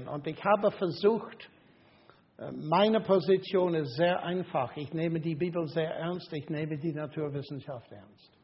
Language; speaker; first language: German; non-native, fluent; English